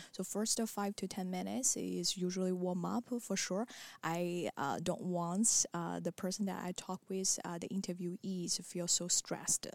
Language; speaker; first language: English; non-native, fluent; Chinese